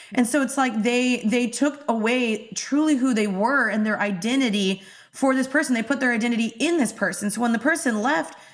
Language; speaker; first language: English; native; English